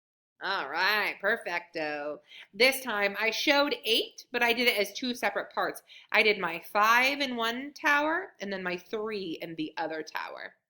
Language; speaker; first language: English; native; English